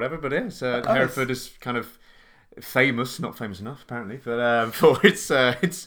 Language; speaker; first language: English; native; English